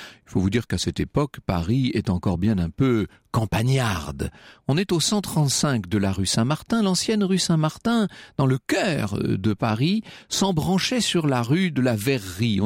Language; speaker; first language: French; native; French